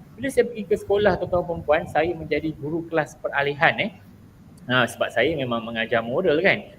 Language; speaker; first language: Malay; native; Malay